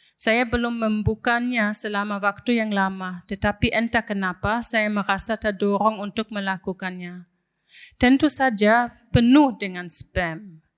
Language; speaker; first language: Indonesian; non-native, fluent; German